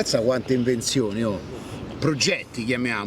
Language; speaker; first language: Italian; native; Italian